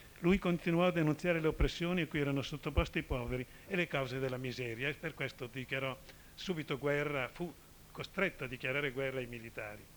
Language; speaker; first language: Italian; native; Italian